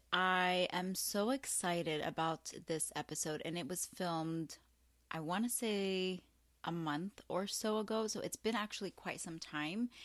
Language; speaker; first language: English; native; English